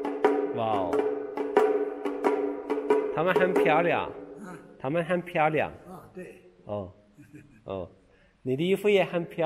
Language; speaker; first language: Chinese; non-native, learner; Turkish